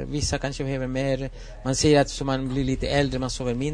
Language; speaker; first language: Swedish; non-native, fluent; Spanish